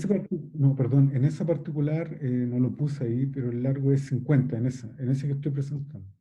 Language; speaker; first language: Spanish; native; Spanish